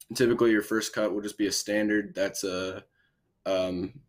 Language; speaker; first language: English; native; English